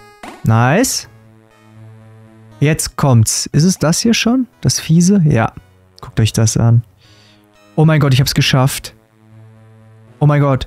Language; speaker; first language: German; native; German